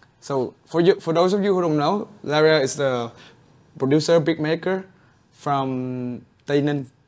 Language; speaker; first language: English; non-native, fluent; Vietnamese